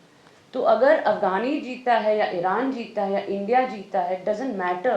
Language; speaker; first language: Hindi; native; Hindi